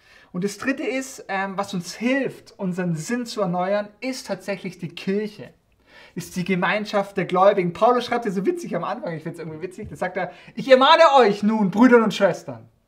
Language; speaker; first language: German; native; German